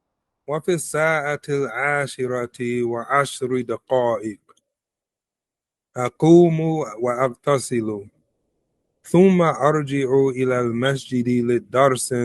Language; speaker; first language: Arabic; non-native, learner; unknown